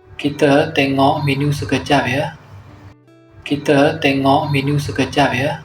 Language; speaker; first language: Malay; non-native, learner; Burmese